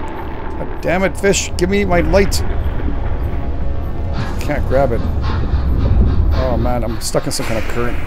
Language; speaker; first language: English; native; English